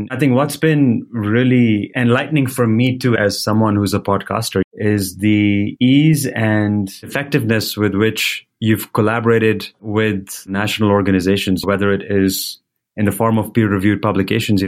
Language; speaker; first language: English; non-native, local second language; Hindi